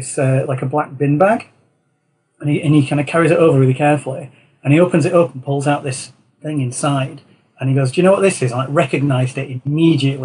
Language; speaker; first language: English; native; English